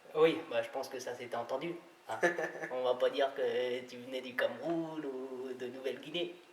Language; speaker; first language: French; native; French